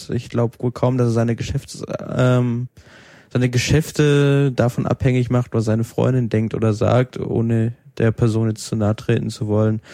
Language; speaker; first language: German; native; German